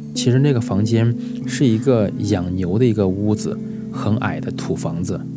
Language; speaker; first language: Chinese; native; Chinese